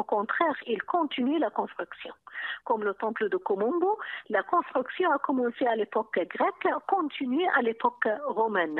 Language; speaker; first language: French; non-native, fluent; Arabic